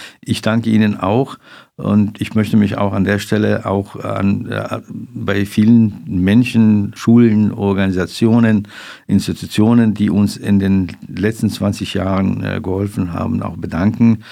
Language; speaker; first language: German; non-native, fluent; Persian